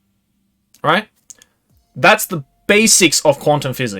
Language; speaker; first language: English; native; English